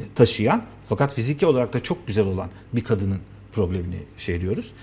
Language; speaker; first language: Turkish; native; Turkish